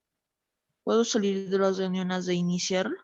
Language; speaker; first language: Spanish; native; Spanish